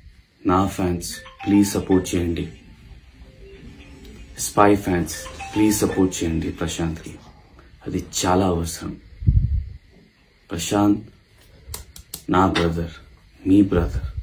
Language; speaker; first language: Telugu; non-native, local second language; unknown